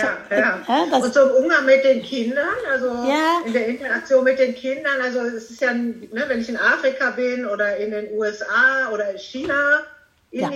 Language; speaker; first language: German; native; German